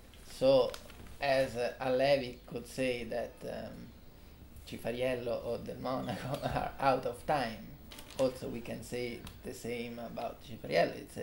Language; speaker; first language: English; non-native, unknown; Italian